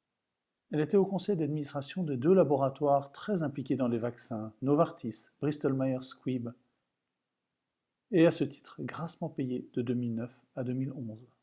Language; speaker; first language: French; native; French